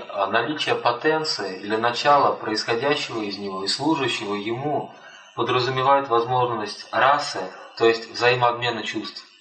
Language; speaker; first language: Russian; native; Russian